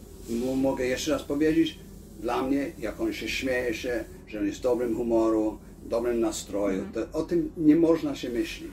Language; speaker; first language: Polish; early bilingual, heritage; Polish